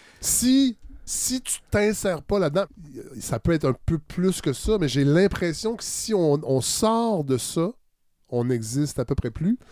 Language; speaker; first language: French; native; French